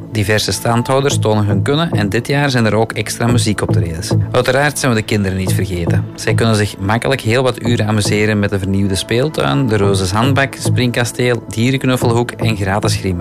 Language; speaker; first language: Dutch; native; Dutch